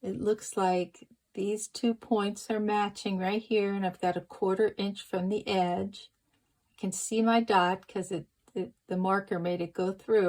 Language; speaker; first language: English; native; English